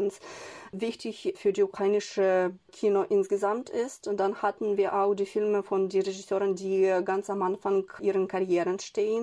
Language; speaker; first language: German; non-native, fluent; Ukrainian